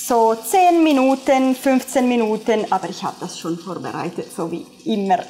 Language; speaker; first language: German; non-native, fluent; Italian